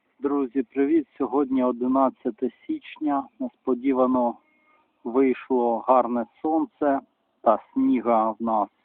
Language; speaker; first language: Ukrainian; non-native, local second language; Russian